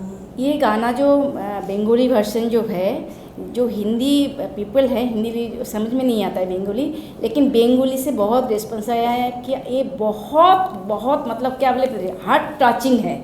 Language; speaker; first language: Hindi; non-native, local second language; Bangla